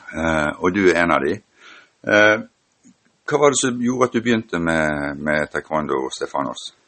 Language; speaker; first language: Norwegian; native; Norwegian